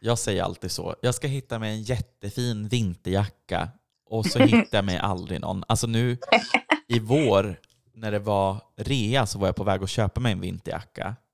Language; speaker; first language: Swedish; native; Swedish